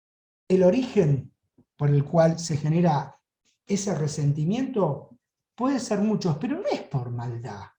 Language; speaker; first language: Spanish; native; Spanish